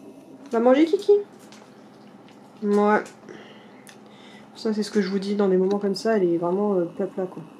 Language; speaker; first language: French; native; French